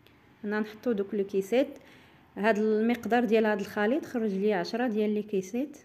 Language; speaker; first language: Arabic; native; Arabic